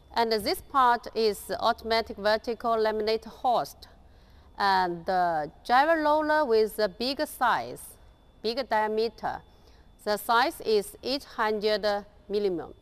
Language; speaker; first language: English; non-native, learner; Chinese